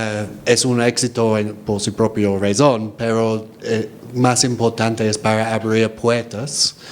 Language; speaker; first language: Spanish; non-native, fluent; English